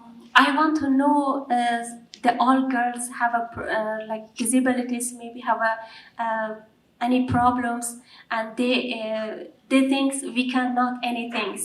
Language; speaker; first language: English; non-native, learner; Persian